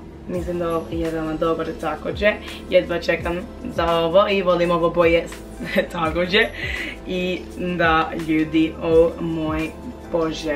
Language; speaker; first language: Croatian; non-native, learner; English